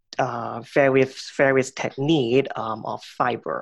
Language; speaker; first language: English; non-native, local second language; Cantonese